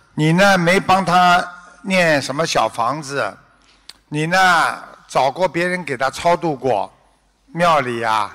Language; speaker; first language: Chinese; native; Chinese